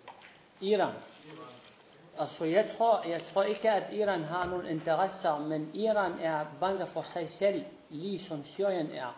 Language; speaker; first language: Danish; non-native, fluent; Arabic